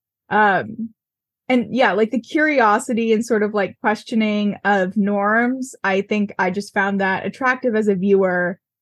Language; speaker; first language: English; native; English